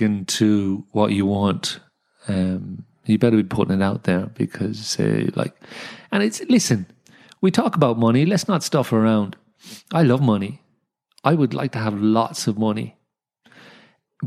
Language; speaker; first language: English; native; English